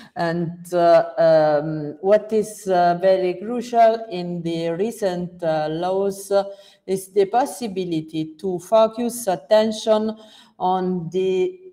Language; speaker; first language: English; non-native, fluent; Italian